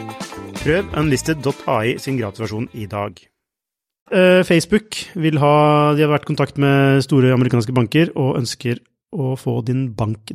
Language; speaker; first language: Norwegian; native; Norwegian